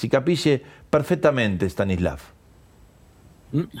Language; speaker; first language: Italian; non-native, fluent; Spanish